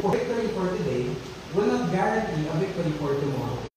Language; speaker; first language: English; non-native, local second language; Filipino